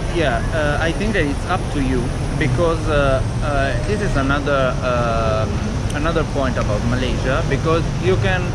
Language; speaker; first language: English; non-native, fluent; Italian